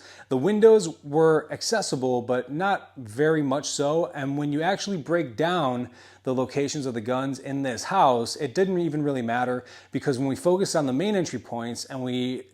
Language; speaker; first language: English; native; English